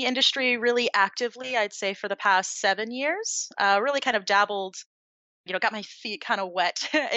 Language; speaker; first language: English; native; English